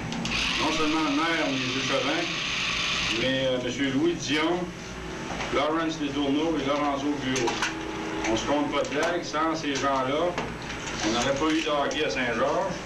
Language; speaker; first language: French; native; French